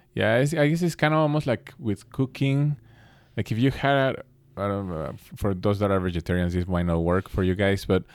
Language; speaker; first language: English; non-native, fluent; Spanish